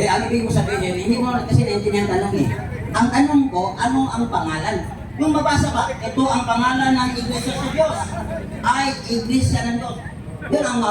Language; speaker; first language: Filipino; non-native, local second language; Cebuano